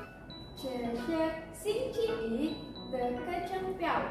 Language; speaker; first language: Chinese; non-native, learner; Indonesian